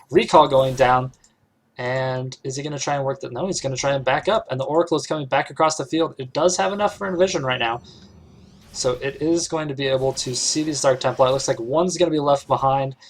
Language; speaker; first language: English; native; English